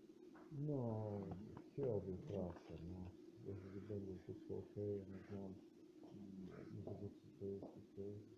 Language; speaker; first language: Polish; non-native, learner; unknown